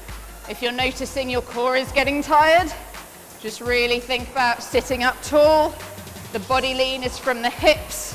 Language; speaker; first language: English; native; English